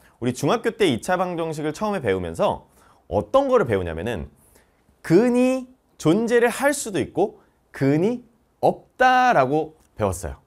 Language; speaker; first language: Korean; native; Korean